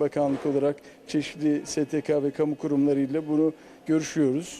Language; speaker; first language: Turkish; native; Turkish